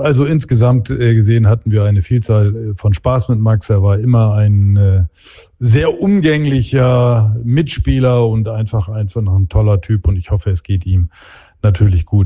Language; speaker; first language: German; native; German